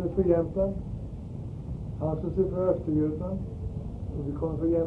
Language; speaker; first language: Swedish; early bilingual, heritage; Swedish